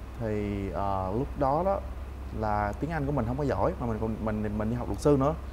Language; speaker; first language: Vietnamese; native; Vietnamese